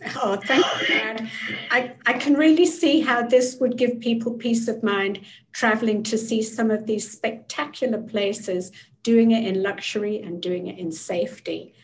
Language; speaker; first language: English; native; English